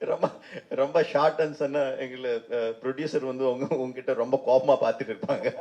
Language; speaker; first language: Tamil; non-native, fluent; Telugu